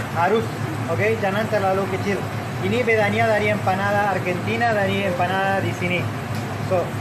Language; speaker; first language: Indonesian; non-native, learner; Spanish